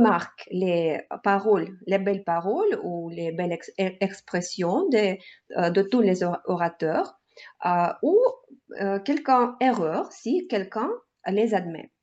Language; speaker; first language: French; non-native, learner; Russian